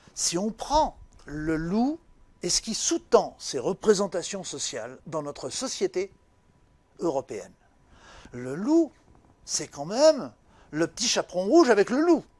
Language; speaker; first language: French; native; French